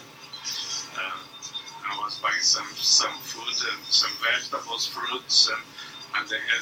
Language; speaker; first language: English; non-native, fluent; Portuguese